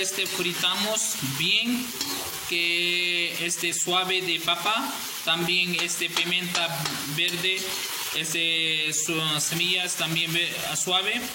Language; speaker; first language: Spanish; non-native, learner; Urdu